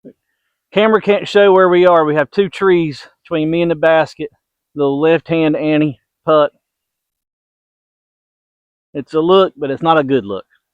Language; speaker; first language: English; native; English